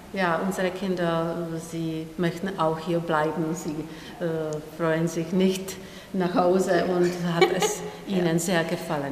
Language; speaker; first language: German; non-native, learner; Czech